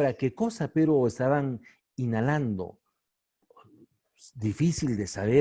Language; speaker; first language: Spanish; native; Spanish